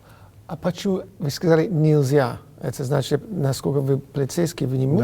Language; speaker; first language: Russian; non-native, learner; English